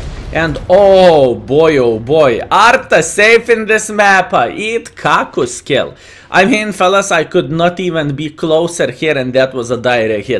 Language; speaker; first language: English; non-native, fluent; Lithuanian